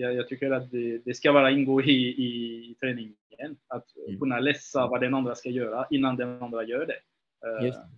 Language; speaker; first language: Swedish; non-native, fluent; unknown